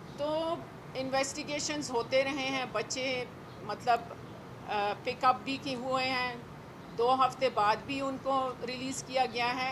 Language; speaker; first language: Urdu; non-native, local second language; Baluchi